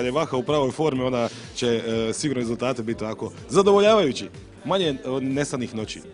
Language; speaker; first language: Serbian; native; Serbian